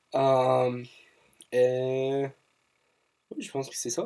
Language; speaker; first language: French; non-native, fluent; English